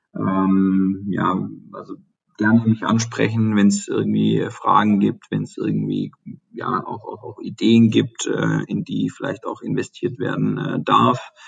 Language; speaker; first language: German; early bilingual, other home language; Turkish